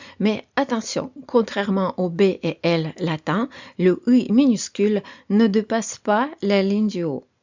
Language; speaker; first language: French; non-native, fluent; Russian